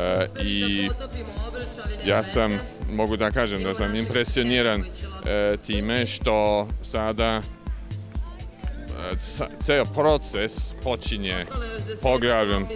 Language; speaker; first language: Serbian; non-native, fluent; English